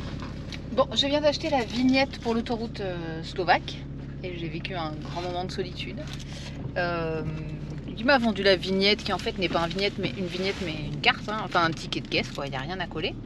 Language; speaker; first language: French; native; French